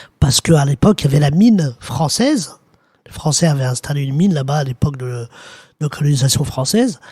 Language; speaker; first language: French; early bilingual, other home language; Arabic